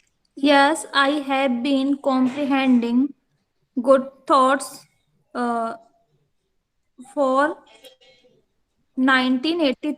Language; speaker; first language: English; non-native, learner; Hindi